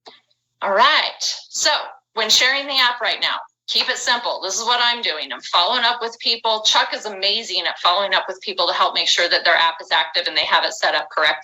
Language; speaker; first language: English; native; English